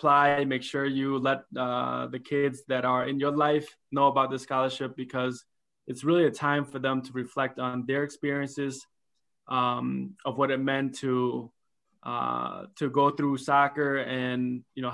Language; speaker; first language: English; early bilingual, other home language; Khmer